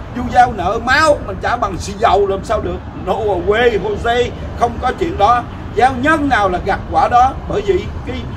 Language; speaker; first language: Vietnamese; native; Vietnamese